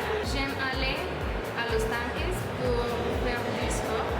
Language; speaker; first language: French; non-native, learner; Spanish